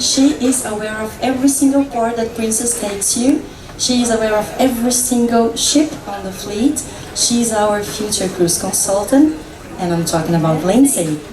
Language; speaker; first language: English; non-native, fluent; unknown